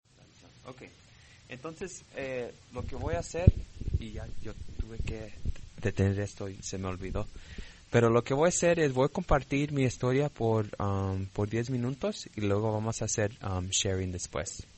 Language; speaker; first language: Spanish; early bilingual, heritage; Spanish